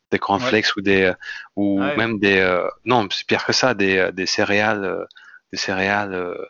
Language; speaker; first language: French; non-native, fluent; Indonesian